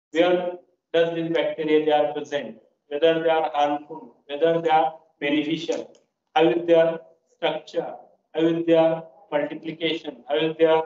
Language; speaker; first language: English; non-native, local second language; Marathi